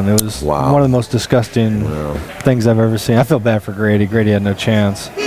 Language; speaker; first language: English; native; English